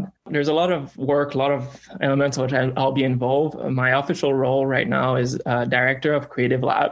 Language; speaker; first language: English; native; English